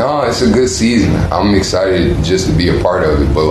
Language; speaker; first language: English; native; English